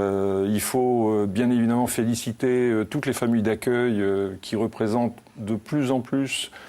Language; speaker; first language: French; native; French